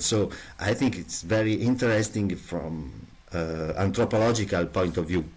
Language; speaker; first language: English; non-native, learner; Italian